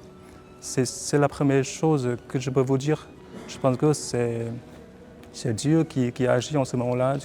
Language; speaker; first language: French; non-native, fluent; Vietnamese